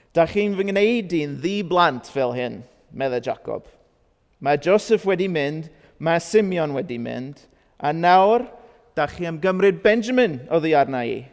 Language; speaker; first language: Welsh; non-native, fluent; English